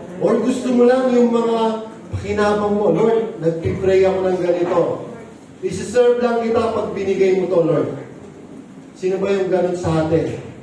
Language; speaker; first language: Filipino; non-native, local second language; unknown